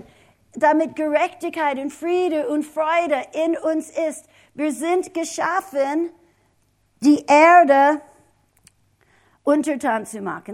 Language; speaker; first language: German; non-native, fluent; English